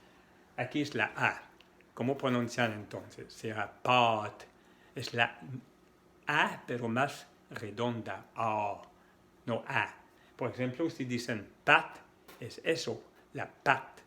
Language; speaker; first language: Spanish; non-native, fluent; French